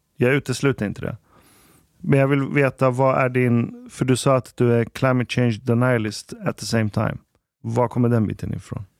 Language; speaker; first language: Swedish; early bilingual, other home language; Arabic